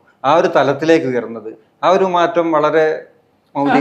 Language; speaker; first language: Malayalam; native; Malayalam